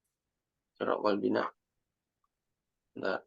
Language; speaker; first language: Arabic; non-native, fluent; Indonesian